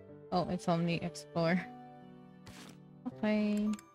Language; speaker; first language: English; non-native, local second language; Filipino